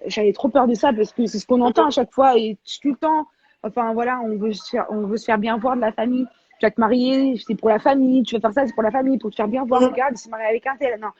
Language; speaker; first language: French; native; French